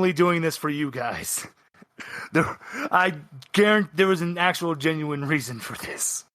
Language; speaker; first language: English; native; English